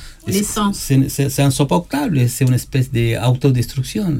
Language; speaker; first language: French; non-native, learner; Spanish